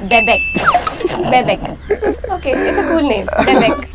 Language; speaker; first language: English; non-native, local second language; Hindi